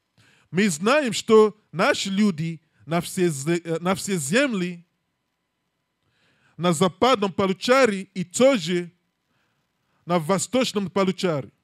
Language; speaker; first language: Russian; non-native, learner; English